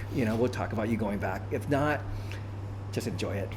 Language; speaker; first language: English; early bilingual, other home language; Thai